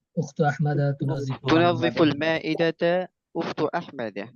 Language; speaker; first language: Arabic; non-native, learner; Bangla